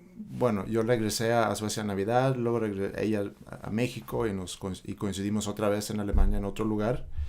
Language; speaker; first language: Spanish; non-native, fluent; Swedish